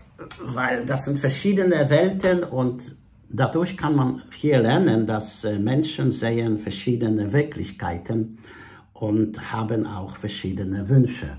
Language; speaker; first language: German; non-native, fluent; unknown